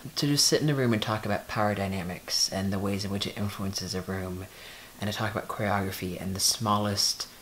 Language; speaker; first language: English; native; English